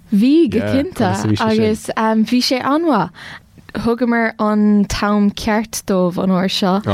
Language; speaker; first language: Irish; non-native, local second language; English